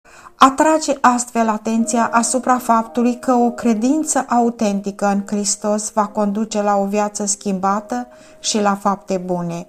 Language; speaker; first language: Romanian; native; Romanian